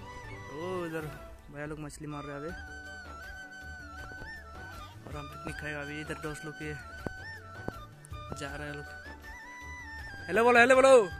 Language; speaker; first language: Hindi; non-native, local second language; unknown